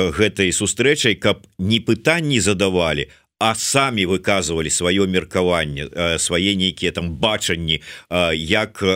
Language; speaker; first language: Belarusian; native; Belarusian